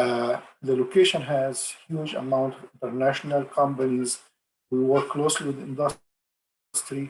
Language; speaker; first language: English; non-native, fluent; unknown